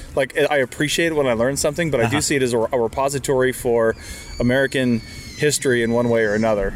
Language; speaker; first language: English; native; English